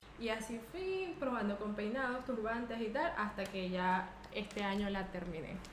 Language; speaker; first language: Spanish; native; Spanish